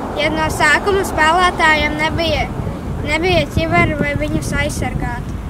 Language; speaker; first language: Latvian; native; Latvian